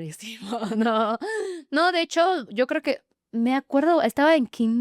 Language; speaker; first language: Spanish; non-native, fluent; Chinese